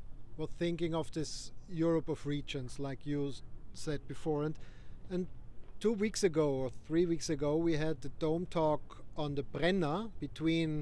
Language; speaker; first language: English; non-native, fluent; German